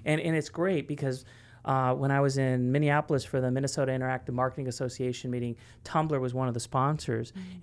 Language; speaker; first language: English; early bilingual, other home language; Spanish